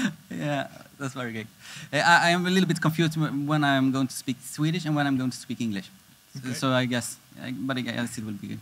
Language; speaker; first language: English; non-native, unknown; Swedish